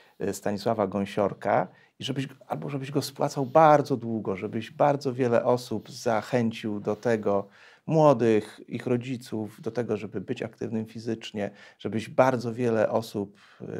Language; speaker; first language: Polish; native; Polish